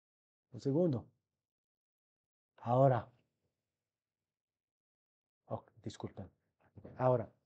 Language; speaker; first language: Spanish; non-native, fluent; English